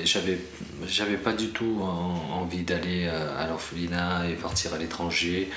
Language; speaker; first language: French; early bilingual, other home language; Korean